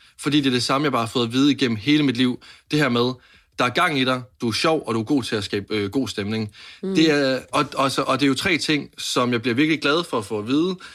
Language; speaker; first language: Danish; native; Danish